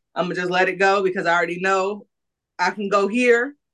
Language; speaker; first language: English; native; English